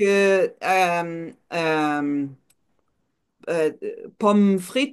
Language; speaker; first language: French; non-native, learner; Portuguese